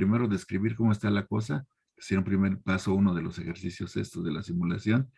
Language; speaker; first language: Spanish; native; Spanish